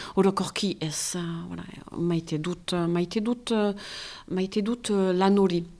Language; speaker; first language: Basque; native; Basque